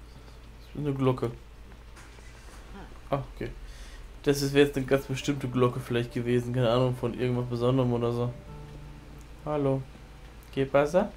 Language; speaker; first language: German; native; German